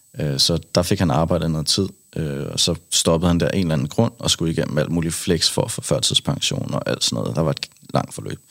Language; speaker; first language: Danish; native; Danish